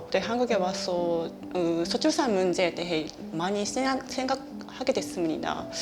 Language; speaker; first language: Korean; non-native, fluent; Japanese